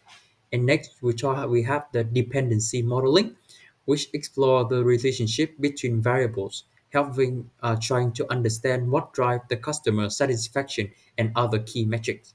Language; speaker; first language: English; non-native, learner; Vietnamese